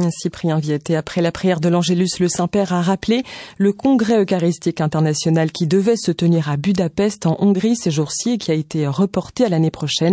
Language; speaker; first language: French; native; French